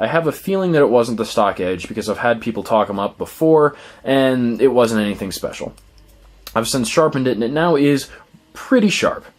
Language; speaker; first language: English; native; English